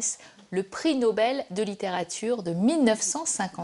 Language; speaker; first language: French; native; French